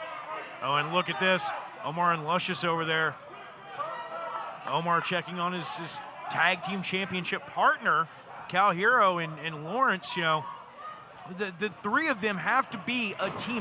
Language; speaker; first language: English; native; English